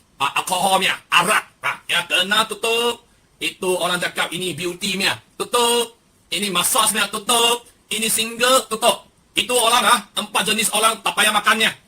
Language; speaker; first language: Malay; non-native, local second language; Chinese